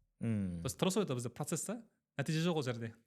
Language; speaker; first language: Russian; non-native, local second language; Kazakh